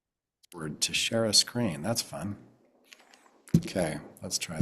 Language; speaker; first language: English; native; English